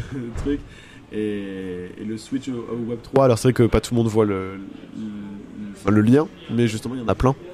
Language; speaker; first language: French; native; French